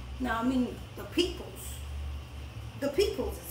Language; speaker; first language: English; early bilingual, other home language; Spanish